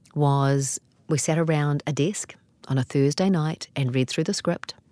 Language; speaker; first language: English; native; English